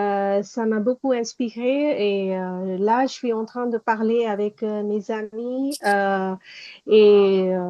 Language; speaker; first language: French; non-native, learner; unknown